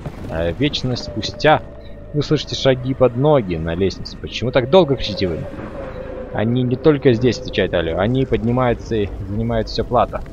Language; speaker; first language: Russian; native; Russian